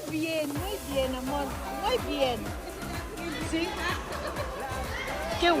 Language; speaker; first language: Spanish; non-native, fluent; Filipino